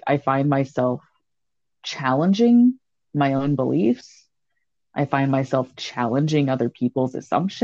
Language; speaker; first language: English; native; English